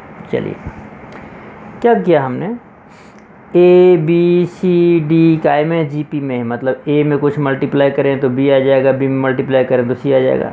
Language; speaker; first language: Hindi; native; Hindi